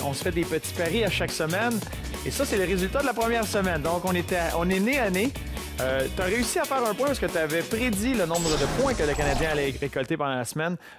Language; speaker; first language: French; native; French